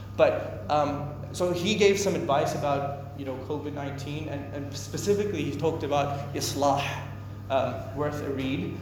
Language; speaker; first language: English; native; English